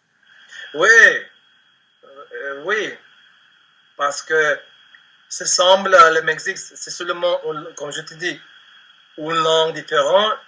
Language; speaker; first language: French; non-native, learner; Spanish